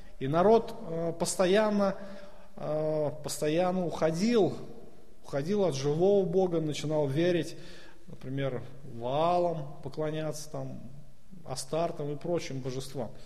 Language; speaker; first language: Russian; native; Russian